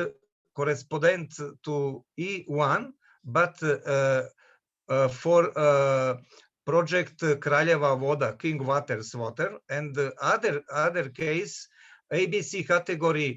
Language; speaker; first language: English; non-native, learner; Serbian